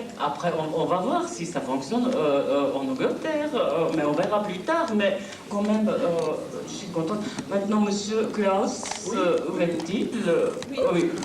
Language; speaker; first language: French; non-native, fluent; Japanese